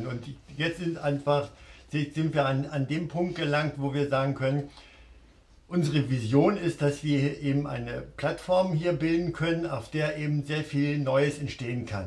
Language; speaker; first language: German; native; German